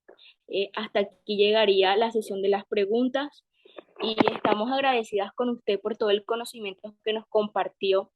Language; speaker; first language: Spanish; native; Spanish